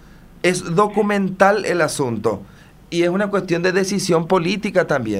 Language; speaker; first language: Spanish; native; Spanish